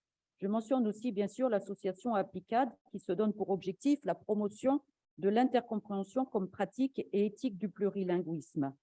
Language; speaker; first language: French; native; French